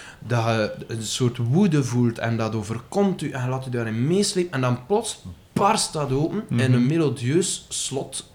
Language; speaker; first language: Dutch; native; Dutch